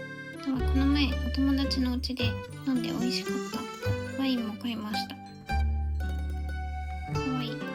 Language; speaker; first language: Japanese; native; Japanese